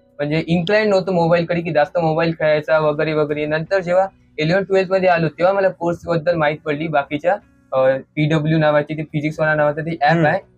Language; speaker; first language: Marathi; native; Marathi